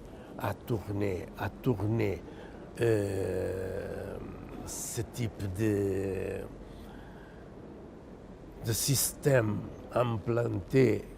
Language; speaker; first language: French; non-native, fluent; Portuguese